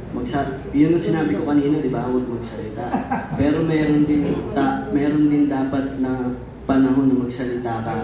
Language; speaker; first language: Filipino; native; Filipino